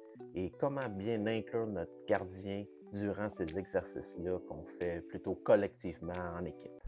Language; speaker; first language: French; native; French